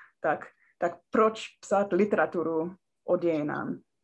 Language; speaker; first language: Czech; non-native, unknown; English